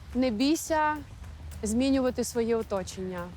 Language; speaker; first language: Ukrainian; native; Ukrainian